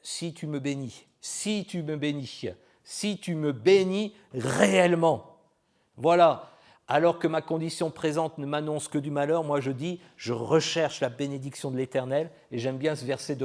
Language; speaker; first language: French; native; French